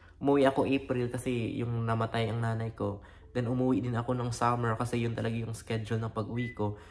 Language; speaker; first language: Filipino; native; Filipino